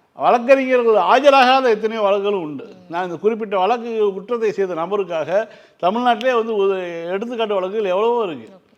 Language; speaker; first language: Tamil; native; Tamil